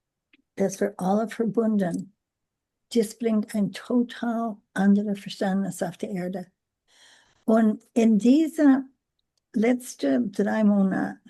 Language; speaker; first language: German; non-native, learner; English